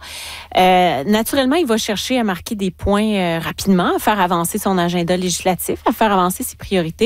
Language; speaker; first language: French; native; French